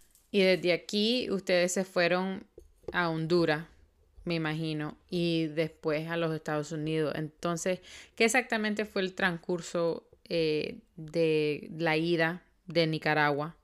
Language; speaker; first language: Spanish; early bilingual, heritage; Spanish